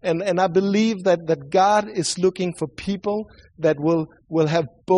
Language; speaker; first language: English; non-native, fluent; Swedish